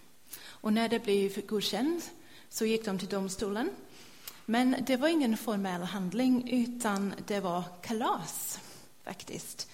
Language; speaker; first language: Swedish; non-native, fluent; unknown